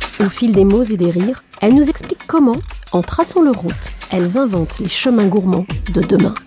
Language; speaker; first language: French; native; French